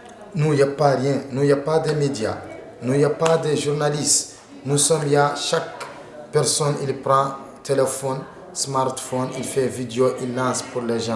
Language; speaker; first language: French; non-native, learner; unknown